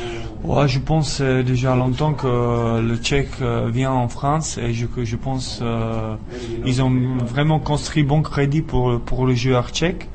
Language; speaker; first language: French; non-native, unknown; Czech